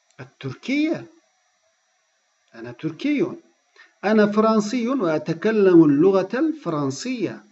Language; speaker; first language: Arabic; non-native, fluent; Turkish